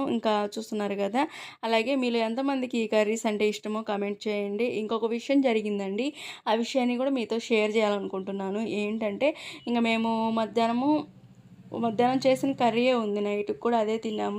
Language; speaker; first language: Telugu; native; Telugu